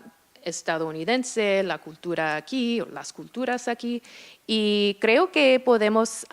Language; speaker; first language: Spanish; non-native, fluent; English